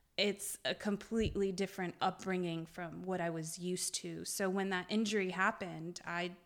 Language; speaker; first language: English; early bilingual, other home language; Armenian